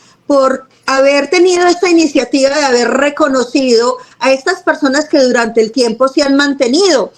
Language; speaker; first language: Spanish; native; Spanish